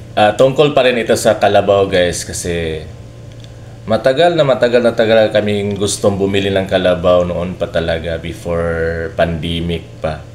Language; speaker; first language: Filipino; non-native, local second language; Cebuano